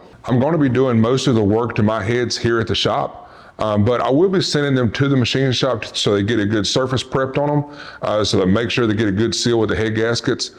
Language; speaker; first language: English; native; English